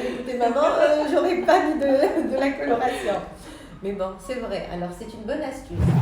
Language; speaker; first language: French; non-native, local second language; Arabic